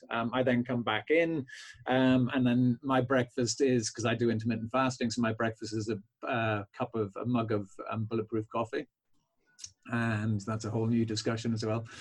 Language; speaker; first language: English; native; English